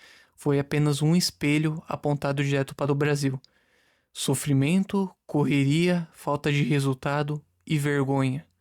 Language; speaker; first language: Portuguese; native; Portuguese